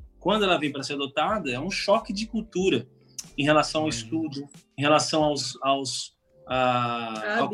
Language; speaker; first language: Portuguese; native; Portuguese